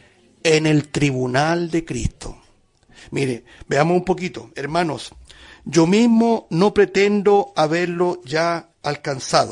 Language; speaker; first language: Spanish; native; Spanish